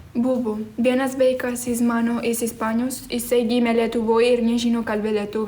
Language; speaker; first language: Lithuanian; early bilingual, heritage; Spanish